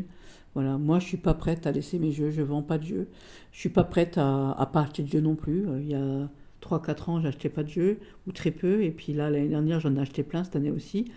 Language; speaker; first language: French; native; French